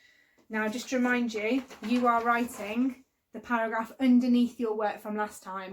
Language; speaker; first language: English; native; English